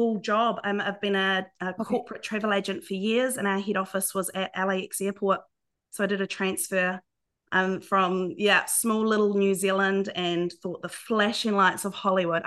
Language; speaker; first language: English; native; English